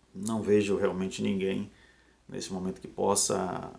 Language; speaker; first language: Portuguese; native; Portuguese